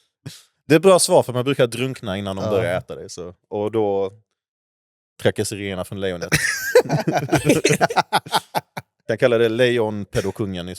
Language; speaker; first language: Swedish; native; Swedish